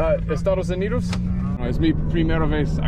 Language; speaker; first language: Spanish; non-native, learner; English